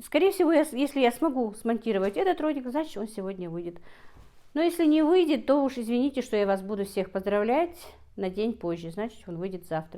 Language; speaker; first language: Russian; non-native, local second language; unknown